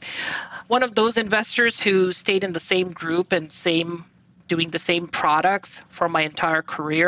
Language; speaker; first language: English; non-native, local second language; Bangla